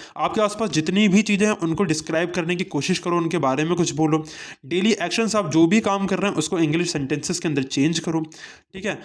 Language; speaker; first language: Hindi; native; Hindi